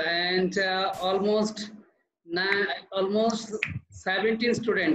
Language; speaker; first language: English; non-native, learner; Bangla